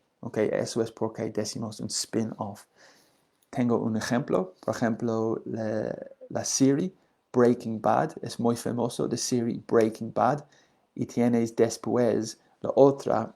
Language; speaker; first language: Spanish; non-native, learner; English